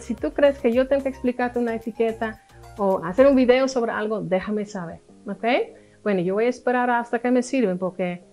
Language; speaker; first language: Spanish; non-native, fluent; Dutch